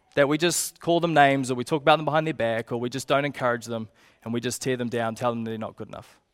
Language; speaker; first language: English; native; English